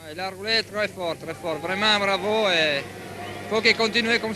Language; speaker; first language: French; non-native, fluent; Italian